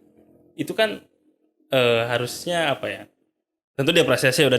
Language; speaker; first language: Indonesian; native; Indonesian